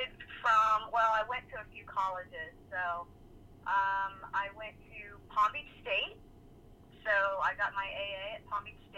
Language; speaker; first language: English; native; English